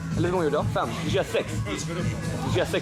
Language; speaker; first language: Swedish; native; Swedish